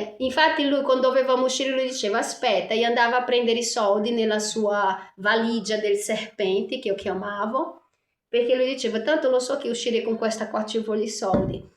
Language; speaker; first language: Italian; non-native, fluent; Portuguese